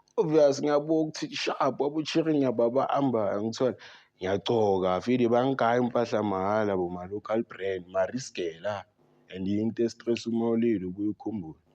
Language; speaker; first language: Zulu; native; Zulu